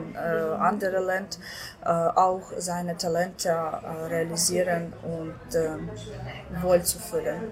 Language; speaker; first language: German; non-native, learner; Ukrainian